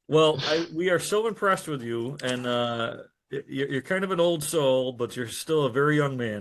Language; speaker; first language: English; native; English